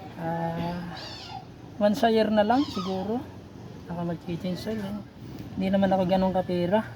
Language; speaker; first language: Filipino; native; Filipino